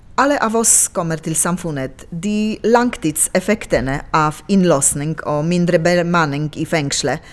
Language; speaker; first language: Norwegian; non-native, local second language; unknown